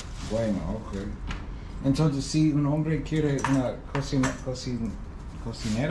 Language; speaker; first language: Spanish; non-native, learner; English